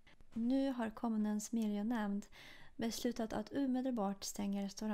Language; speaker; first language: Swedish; non-native, fluent; Polish